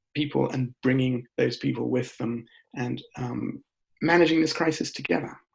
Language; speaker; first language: English; native; English